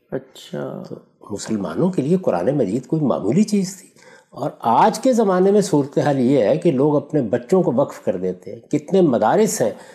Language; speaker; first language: Urdu; non-native, local second language; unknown